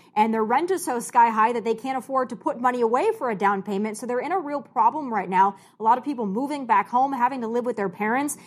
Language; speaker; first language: English; native; English